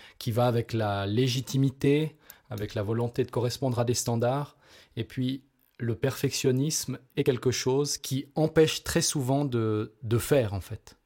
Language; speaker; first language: French; native; French